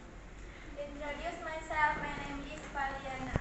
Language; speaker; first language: English; non-native, learner; Indonesian